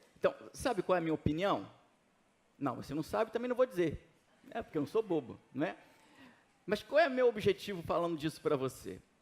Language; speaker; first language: Portuguese; native; Portuguese